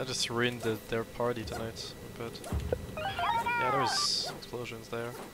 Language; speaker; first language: English; non-native, fluent; French